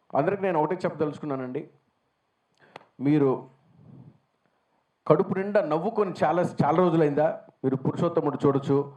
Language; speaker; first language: Telugu; native; Telugu